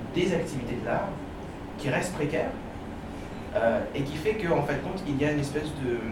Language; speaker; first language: French; native; French